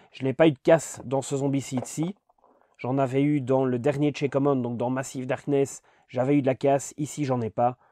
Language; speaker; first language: French; native; French